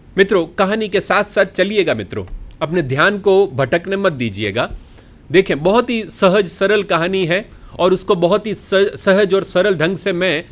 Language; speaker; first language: Hindi; non-native, local second language; Gujarati